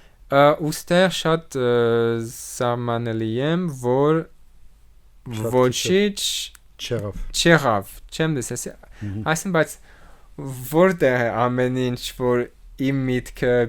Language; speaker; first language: Armenian; non-native, learner; French